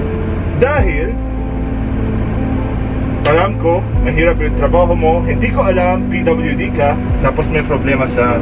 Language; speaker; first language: Filipino; non-native, learner; Arabic